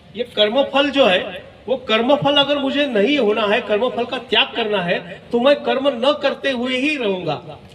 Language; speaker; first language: Hindi; non-native, local second language; Marathi